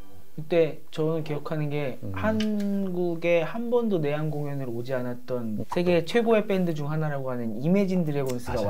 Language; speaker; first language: Korean; native; Korean